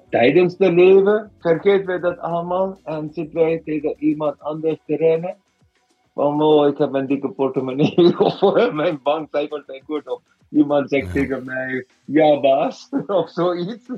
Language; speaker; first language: Dutch; non-native, fluent; Malayalam